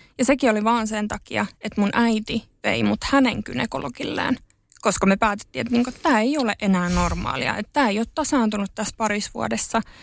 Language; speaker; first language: Finnish; native; Finnish